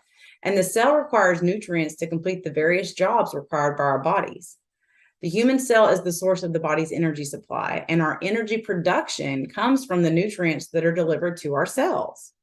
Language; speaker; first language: English; native; English